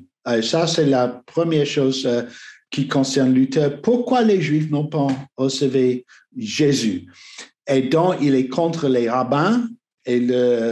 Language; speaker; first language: French; non-native, learner; English